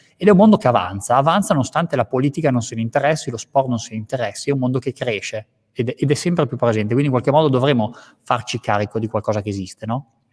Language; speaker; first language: Italian; native; Italian